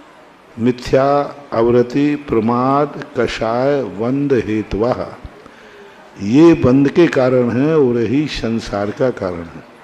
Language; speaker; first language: Hindi; native; Hindi